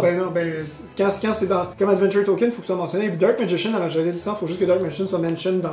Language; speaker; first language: French; native; French